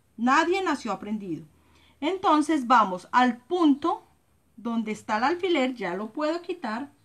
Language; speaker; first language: Spanish; native; Spanish